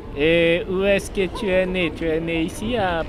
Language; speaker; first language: French; non-native, learner; Portuguese